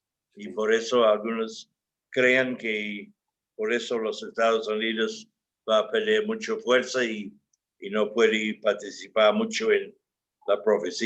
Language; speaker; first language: Spanish; non-native, fluent; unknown